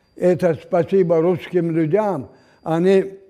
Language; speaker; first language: Russian; non-native, local second language; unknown